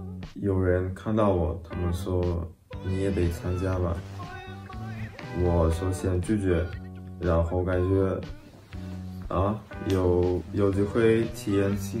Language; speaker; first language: Chinese; non-native, fluent; Russian